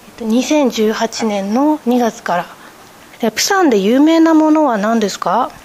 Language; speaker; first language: Japanese; native; Japanese